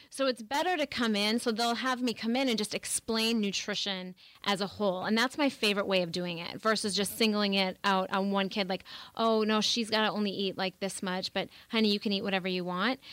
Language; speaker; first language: English; native; English